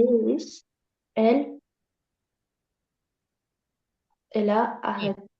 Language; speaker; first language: French; non-native, learner; Russian